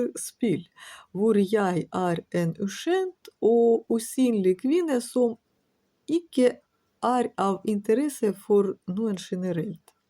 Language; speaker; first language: Norwegian; non-native, learner; Ukrainian